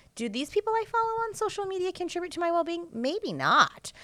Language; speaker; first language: English; native; English